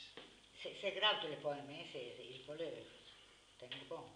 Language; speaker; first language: French; non-native, learner; Spanish